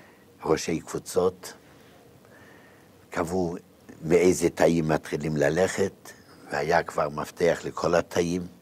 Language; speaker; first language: Hebrew; non-native, fluent; Yiddish